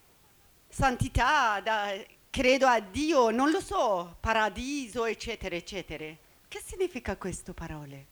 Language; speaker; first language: Italian; non-native, learner; Persian